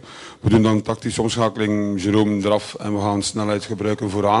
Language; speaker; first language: Dutch; native; Dutch